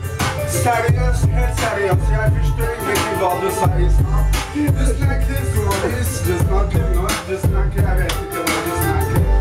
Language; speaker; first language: Norwegian; non-native, local second language; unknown